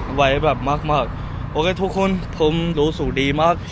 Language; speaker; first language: Thai; non-native, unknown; Punjabi